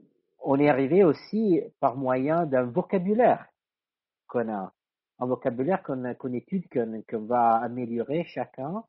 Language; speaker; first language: French; non-native, fluent; Italian